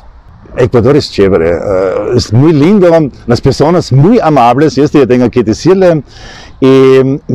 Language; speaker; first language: Spanish; non-native, learner; German